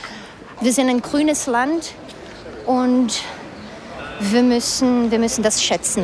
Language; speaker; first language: German; early bilingual, other home language; Portuguese